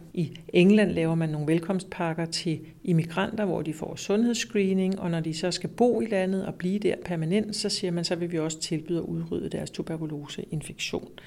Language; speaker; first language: Danish; native; Danish